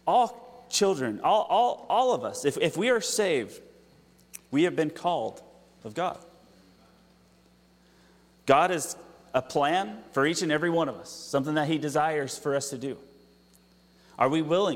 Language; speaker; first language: English; native; English